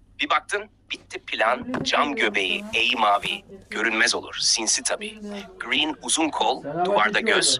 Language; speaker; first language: Turkish; native; Turkish